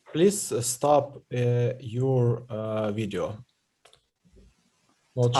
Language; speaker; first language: English; non-native, learner; Russian